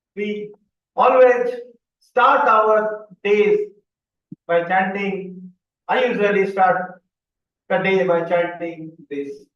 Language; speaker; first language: English; non-native, local second language; Hindi